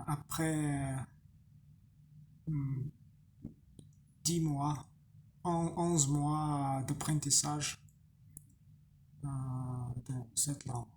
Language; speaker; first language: French; non-native, learner; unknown